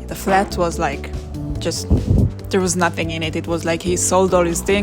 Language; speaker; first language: English; non-native, fluent; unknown